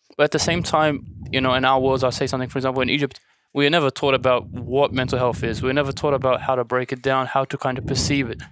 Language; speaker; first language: English; early bilingual, other home language; Arabic